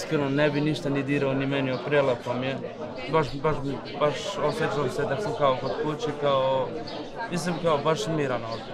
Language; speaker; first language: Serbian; non-native, fluent; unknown